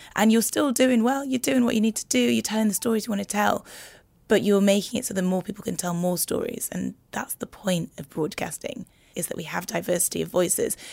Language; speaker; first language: English; native; English